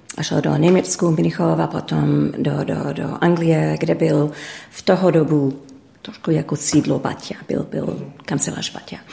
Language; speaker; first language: Czech; early bilingual, heritage; English